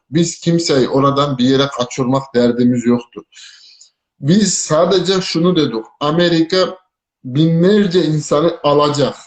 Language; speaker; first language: Turkish; native; Turkish